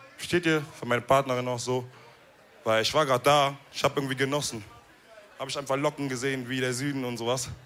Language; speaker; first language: German; early bilingual, other home language; Wolof